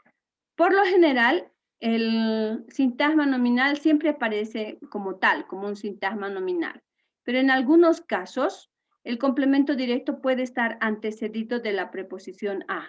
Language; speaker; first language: Spanish; native; Spanish